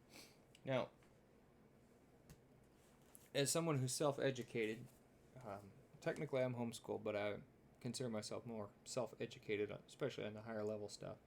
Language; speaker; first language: English; native; English